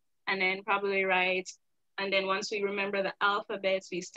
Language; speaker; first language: English; native; English